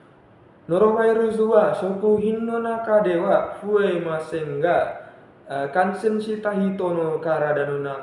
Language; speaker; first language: Japanese; non-native, learner; Indonesian